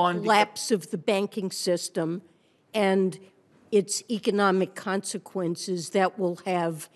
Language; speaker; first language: English; native; English